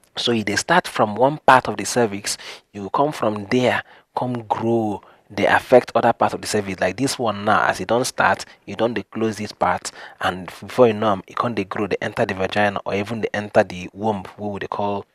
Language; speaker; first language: Nigerian Pidgin; non-native, local second language; Igbo